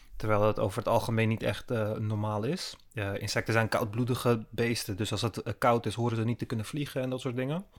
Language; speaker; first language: Dutch; early bilingual, other home language; Turkish